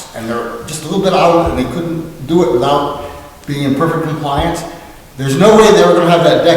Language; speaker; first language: English; native; English